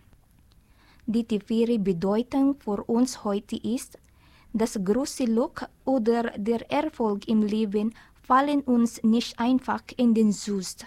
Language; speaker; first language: German; non-native, learner; Filipino